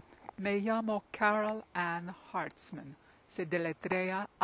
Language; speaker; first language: Spanish; non-native, fluent; English